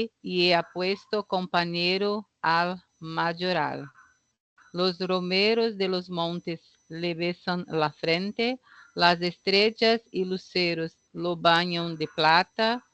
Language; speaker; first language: Spanish; non-native, learner; Portuguese